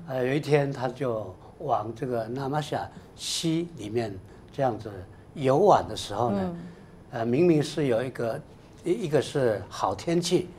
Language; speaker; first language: Chinese; native; Chinese